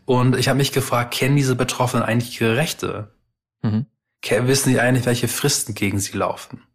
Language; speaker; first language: German; early bilingual, other home language; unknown